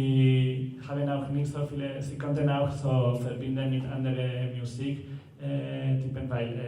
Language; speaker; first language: German; non-native, learner; Spanish